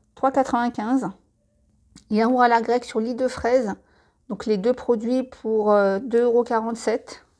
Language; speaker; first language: French; native; French